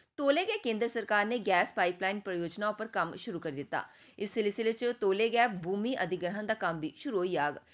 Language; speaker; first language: Punjabi; non-native, local second language; Dogri